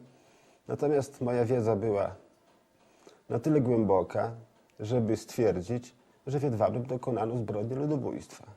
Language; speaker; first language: Polish; native; Polish